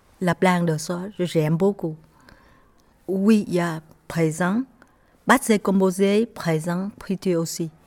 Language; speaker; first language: French; non-native, learner; Vietnamese